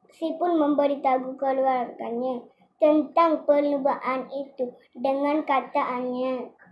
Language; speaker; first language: Malay; non-native, local second language; Tamil